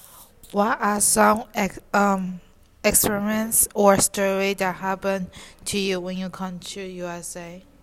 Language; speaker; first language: English; non-native, learner; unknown